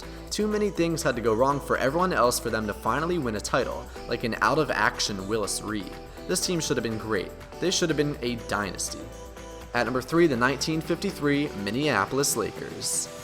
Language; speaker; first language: English; native; English